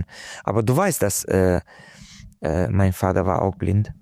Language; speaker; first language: German; non-native, local second language; Hungarian